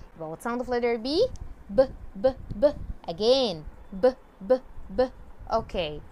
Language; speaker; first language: English; non-native, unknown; Arabic